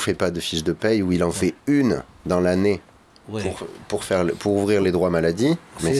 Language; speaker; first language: French; native; French